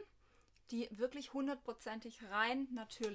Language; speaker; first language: German; native; German